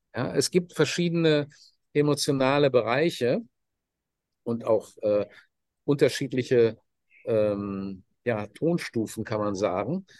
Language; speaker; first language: German; native; German